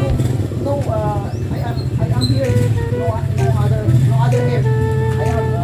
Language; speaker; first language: English; non-native, learner; Filipino